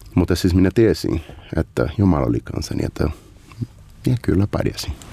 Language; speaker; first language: Finnish; non-native, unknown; Portuguese